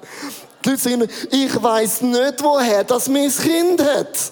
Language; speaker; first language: German; native; German